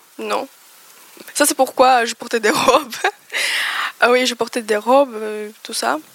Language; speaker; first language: French; non-native, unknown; Greek